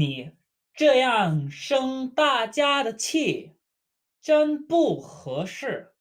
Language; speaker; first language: Chinese; non-native, fluent; English